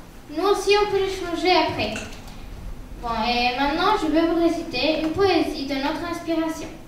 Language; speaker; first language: French; non-native, learner; Spanish